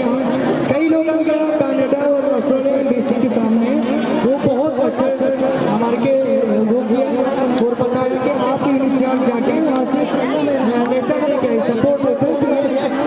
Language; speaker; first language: Hindi; non-native, fluent; Persian